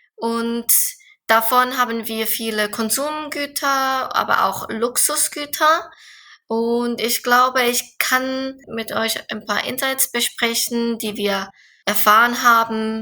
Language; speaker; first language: German; non-native, fluent; Korean